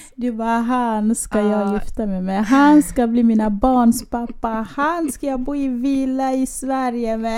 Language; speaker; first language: Swedish; early bilingual, other home language; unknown